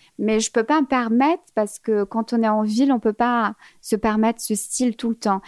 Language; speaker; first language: French; early bilingual, other home language; Arabic